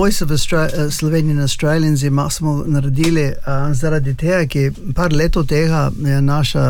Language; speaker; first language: Slovenian; early bilingual, heritage; Slovenian